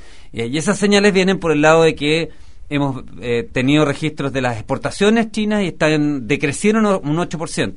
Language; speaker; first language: Spanish; native; Spanish